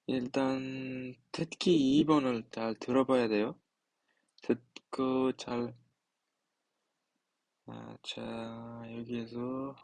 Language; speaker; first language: Korean; non-native, fluent; Uzbek